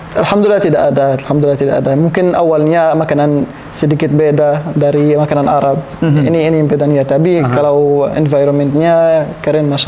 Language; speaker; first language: Indonesian; non-native, learner; Arabic